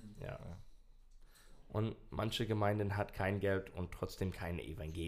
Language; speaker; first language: German; non-native, learner; English